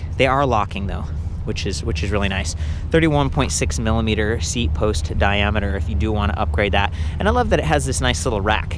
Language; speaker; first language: English; native; English